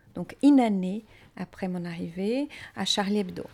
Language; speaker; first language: French; non-native, fluent; Portuguese